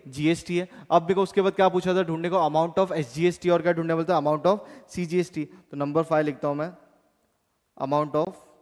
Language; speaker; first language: Hindi; native; Hindi